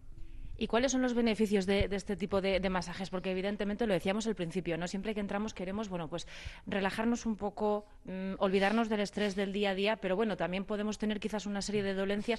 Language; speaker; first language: Spanish; native; Spanish